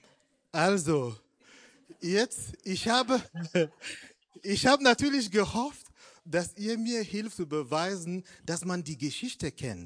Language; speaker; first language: German; non-native, fluent; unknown